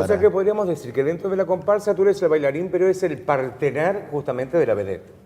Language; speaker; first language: Spanish; native; Spanish